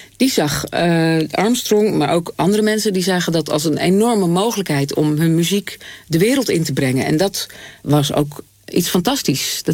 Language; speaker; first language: Dutch; native; Dutch